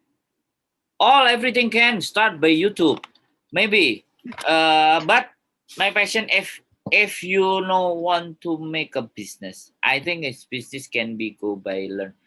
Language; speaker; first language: English; non-native, learner; Indonesian